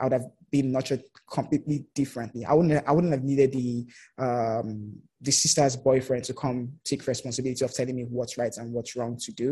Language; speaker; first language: English; non-native, local second language; Yoruba